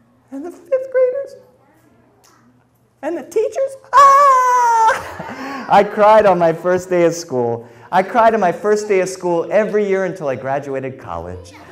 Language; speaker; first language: English; early bilingual, other home language; Spanish